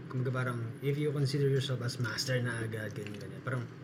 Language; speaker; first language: English; non-native, local second language; Filipino